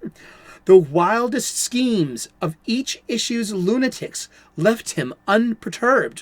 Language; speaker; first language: English; native; English